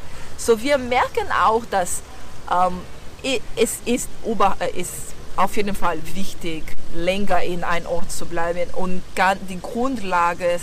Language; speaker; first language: German; non-native, fluent; Portuguese